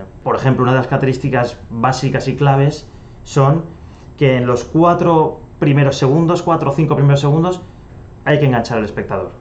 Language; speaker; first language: Spanish; native; Spanish